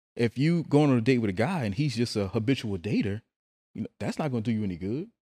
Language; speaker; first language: English; native; English